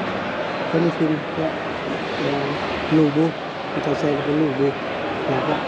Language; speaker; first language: Norwegian; non-native, learner; Vietnamese